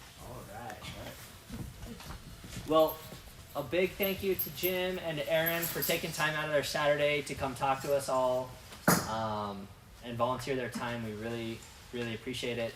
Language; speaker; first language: English; native; English